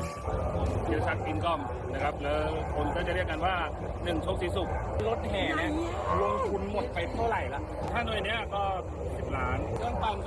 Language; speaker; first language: Thai; native; Thai